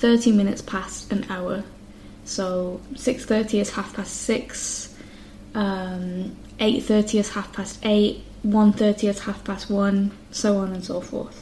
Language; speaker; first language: English; native; English